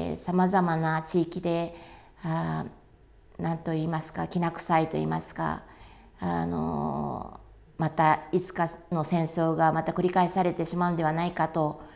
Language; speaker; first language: Japanese; native; Japanese